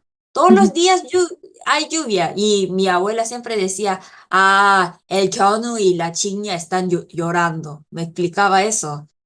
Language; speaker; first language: Spanish; non-native, fluent; Korean